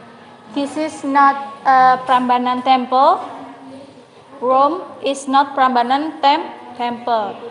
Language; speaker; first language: English; non-native, learner; Indonesian